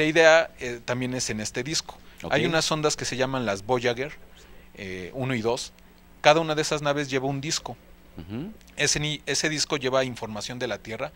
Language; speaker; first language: Spanish; native; Spanish